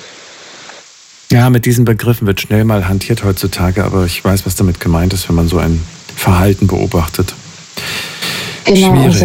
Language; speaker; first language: German; native; German